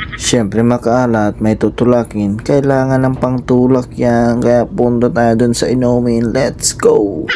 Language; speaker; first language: Filipino; native; Filipino